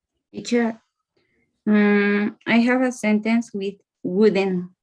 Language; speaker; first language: English; non-native, learner; Spanish